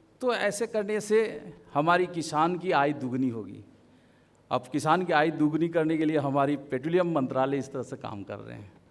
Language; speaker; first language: Hindi; non-native, local second language; Assamese